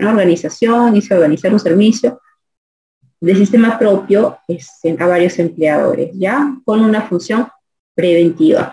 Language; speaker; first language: Spanish; native; Spanish